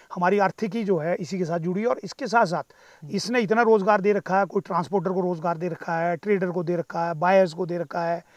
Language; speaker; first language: Hindi; native; Hindi